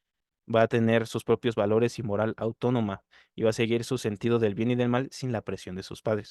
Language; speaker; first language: Spanish; native; Spanish